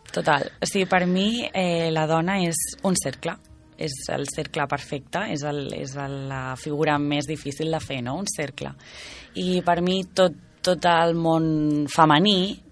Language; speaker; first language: Catalan; native; Catalan